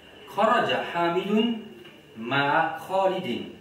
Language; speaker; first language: Arabic; non-native, fluent; Morisyen